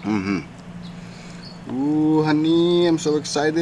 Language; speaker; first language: English; native; English